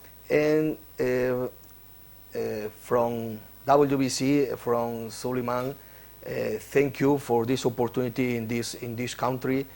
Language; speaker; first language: English; non-native, learner; Spanish